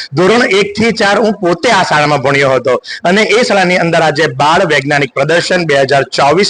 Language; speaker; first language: Gujarati; native; Gujarati